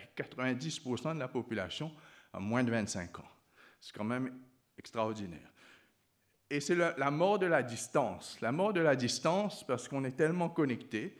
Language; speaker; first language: French; non-native, local second language; Morisyen